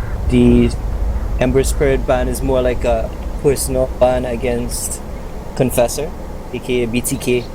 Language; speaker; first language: English; native; English